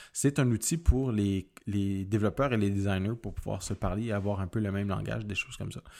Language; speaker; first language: French; native; French